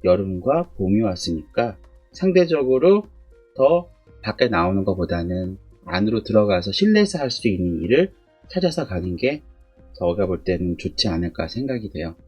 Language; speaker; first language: Korean; native; Korean